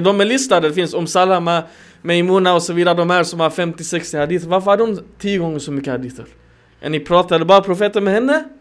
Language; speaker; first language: Swedish; non-native, fluent; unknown